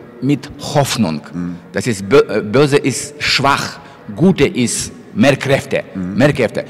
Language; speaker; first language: German; non-native, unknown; Russian